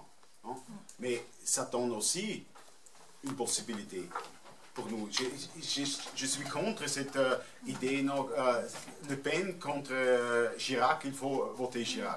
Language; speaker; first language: French; non-native, fluent; German